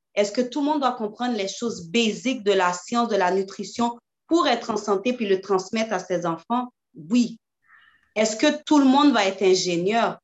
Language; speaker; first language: French; early bilingual, other home language; Haitian Creole